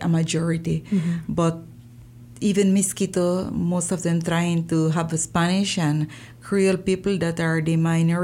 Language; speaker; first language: English; non-native, fluent; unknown